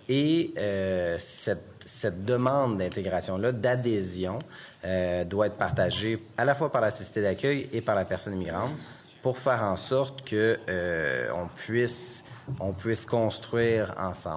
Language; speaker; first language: French; native; French